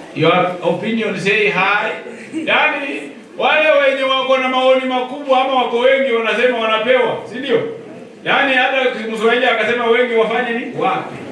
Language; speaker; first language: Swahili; non-native, local second language; Luyia